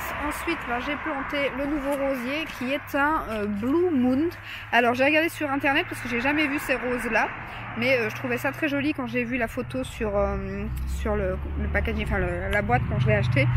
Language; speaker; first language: French; native; French